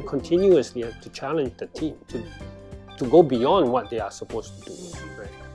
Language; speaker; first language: English; non-native, local second language; Chinese